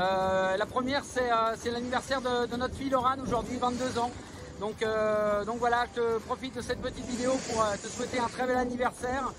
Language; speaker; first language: French; native; French